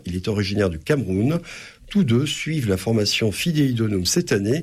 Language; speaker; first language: French; native; French